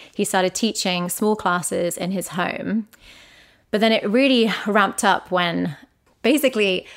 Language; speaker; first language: English; native; English